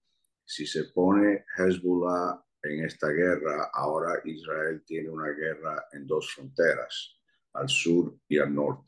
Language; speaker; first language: Spanish; early bilingual, heritage; Spanish